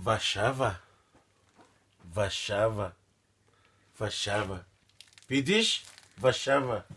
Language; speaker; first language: Polish; non-native, learner; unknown